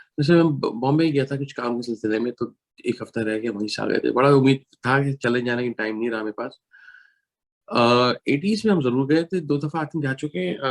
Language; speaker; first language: Urdu; native; Urdu